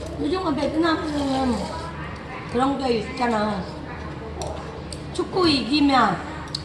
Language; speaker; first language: Korean; non-native, learner; Vietnamese